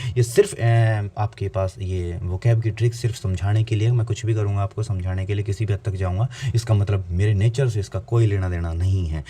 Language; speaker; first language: Hindi; native; Hindi